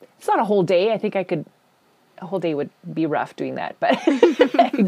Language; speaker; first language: English; native; English